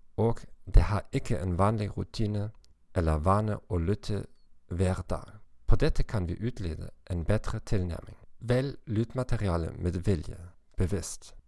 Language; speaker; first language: Norwegian; non-native, learner; German